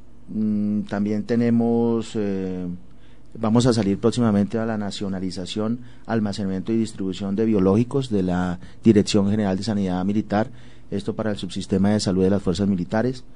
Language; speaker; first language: Spanish; native; Spanish